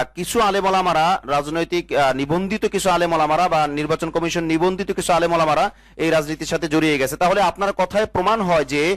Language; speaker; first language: Bangla; native; Bangla